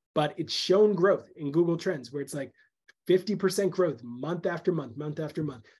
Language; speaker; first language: English; native; English